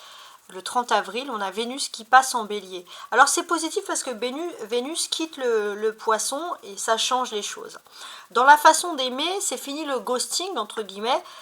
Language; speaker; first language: French; native; French